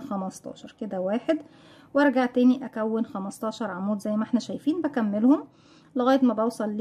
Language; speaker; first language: Arabic; native; Arabic